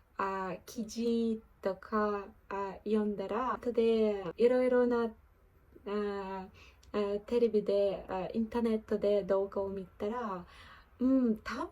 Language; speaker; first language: Japanese; non-native, learner; Ukrainian